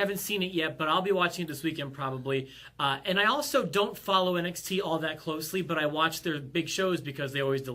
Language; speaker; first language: English; native; English